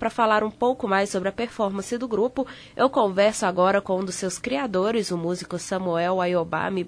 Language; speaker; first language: Portuguese; native; Portuguese